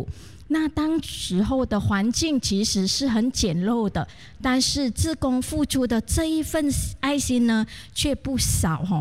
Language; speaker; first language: Chinese; native; Chinese